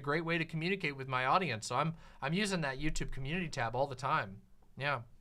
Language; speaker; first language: English; native; English